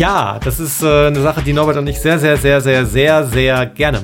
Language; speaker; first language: German; native; German